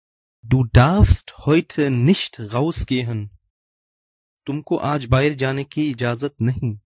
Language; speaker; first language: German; non-native, fluent; Urdu